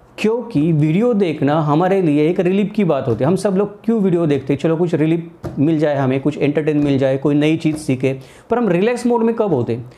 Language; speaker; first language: Hindi; non-native, local second language; Marathi